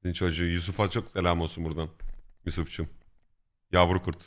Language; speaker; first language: Turkish; native; Turkish